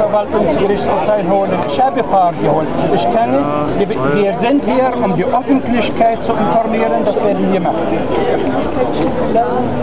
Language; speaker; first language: German; non-native, fluent; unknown